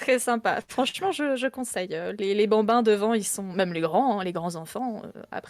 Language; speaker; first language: French; native; French